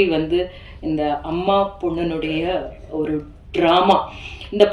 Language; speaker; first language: Tamil; native; Tamil